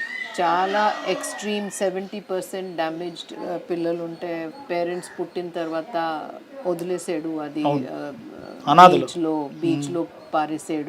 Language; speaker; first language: Telugu; non-native, fluent; Hindi